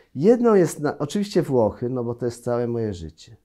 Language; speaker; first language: Polish; native; Polish